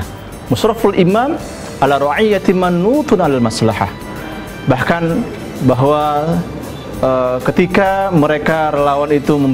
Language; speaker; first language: Indonesian; native; Indonesian